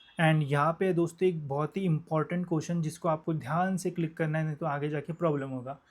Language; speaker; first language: Hindi; non-native, local second language; Marathi